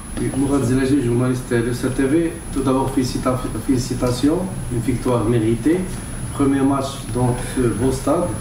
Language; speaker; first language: French; non-native, local second language; Arabic